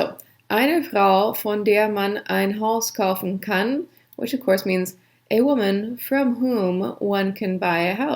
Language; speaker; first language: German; non-native, fluent; English